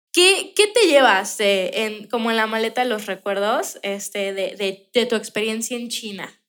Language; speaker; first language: Spanish; native; Spanish